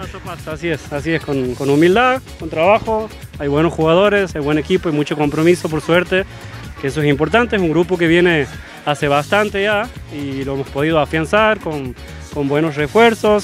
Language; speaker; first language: Spanish; native; Spanish